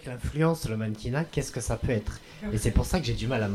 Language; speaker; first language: French; native; French